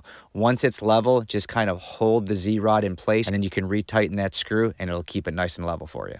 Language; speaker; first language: English; native; English